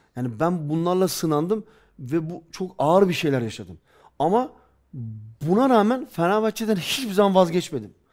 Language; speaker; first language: Turkish; early bilingual, heritage; Turkish